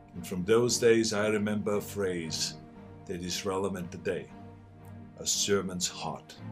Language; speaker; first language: English; non-native, fluent; German